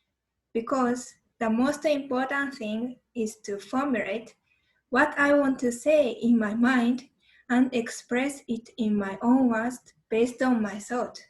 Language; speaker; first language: English; non-native, fluent; Japanese